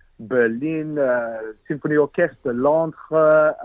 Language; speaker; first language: French; non-native, learner; English